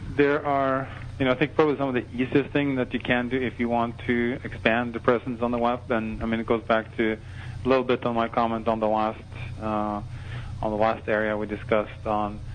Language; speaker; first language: English; non-native, fluent; Norwegian